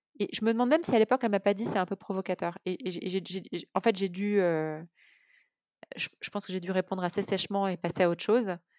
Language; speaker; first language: French; early bilingual, other home language; Arabic